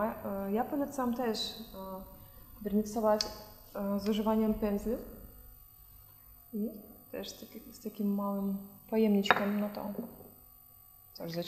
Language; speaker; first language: Polish; non-native, learner; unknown